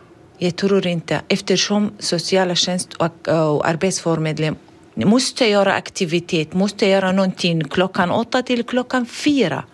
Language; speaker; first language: Swedish; non-native, learner; Arabic